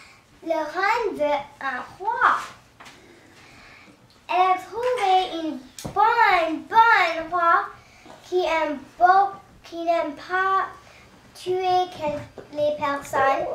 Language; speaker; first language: French; non-native, learner; English